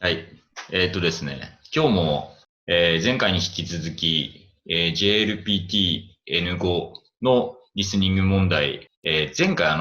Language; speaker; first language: Japanese; native; Japanese